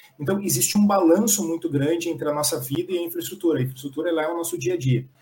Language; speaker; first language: Portuguese; native; Portuguese